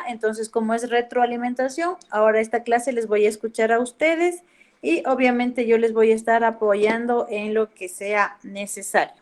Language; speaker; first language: Spanish; native; Spanish